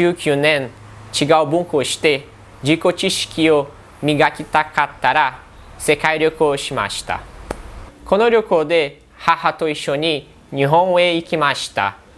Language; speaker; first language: Japanese; non-native, learner; Portuguese